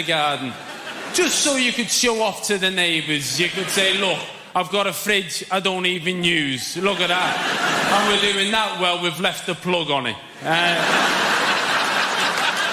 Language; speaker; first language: English; native; English